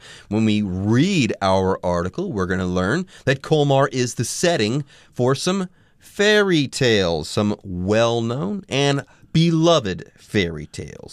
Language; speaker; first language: English; native; English